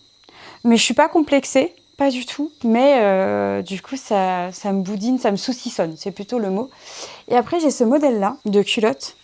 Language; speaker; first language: French; native; French